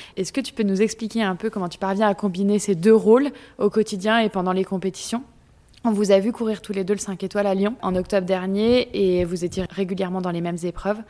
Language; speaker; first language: French; native; French